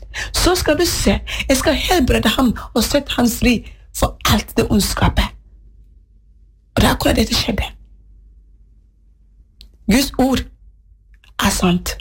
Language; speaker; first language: Norwegian; non-native, fluent; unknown